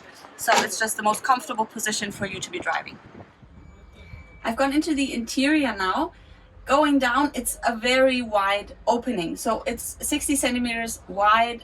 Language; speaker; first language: English; non-native, fluent; German